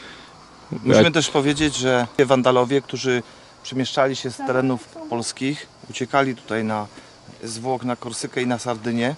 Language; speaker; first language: Polish; native; Polish